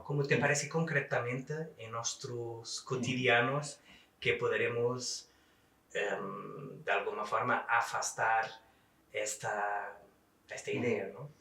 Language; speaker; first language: Spanish; non-native, fluent; Portuguese